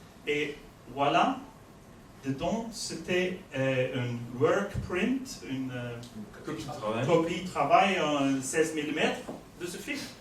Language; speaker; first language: French; non-native, fluent; Swedish